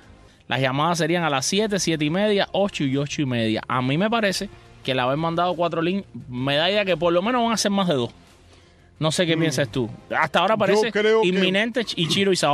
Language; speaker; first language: Spanish; native; Spanish